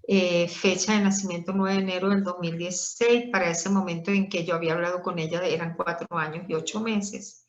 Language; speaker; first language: Spanish; native; Spanish